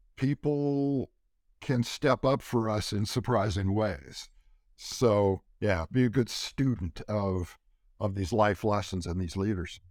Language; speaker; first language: English; native; English